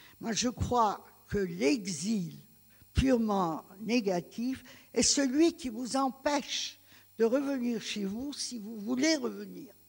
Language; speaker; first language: French; non-native, local second language; Greek